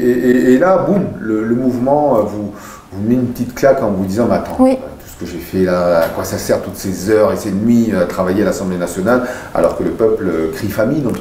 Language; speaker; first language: French; native; French